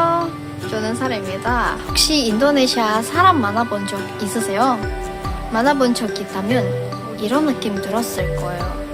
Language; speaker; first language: Korean; non-native, fluent; Indonesian